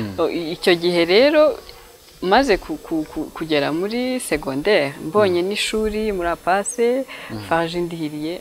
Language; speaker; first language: Kinyarwanda; native; Kinyarwanda